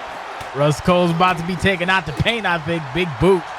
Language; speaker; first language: English; native; English